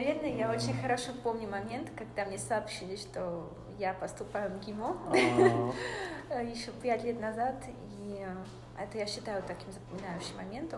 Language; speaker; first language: Russian; native; Russian